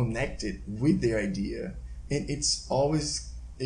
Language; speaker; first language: English; non-native, fluent; Portuguese